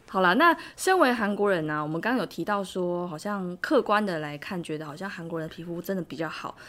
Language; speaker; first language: Chinese; native; Chinese